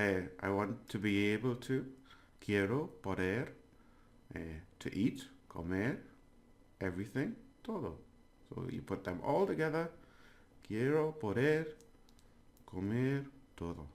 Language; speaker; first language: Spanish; non-native, learner; English